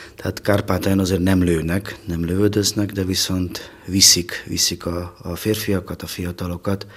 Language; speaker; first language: Hungarian; native; Hungarian